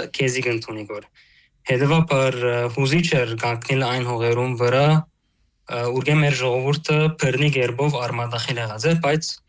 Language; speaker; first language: Armenian; early bilingual, heritage; Armenian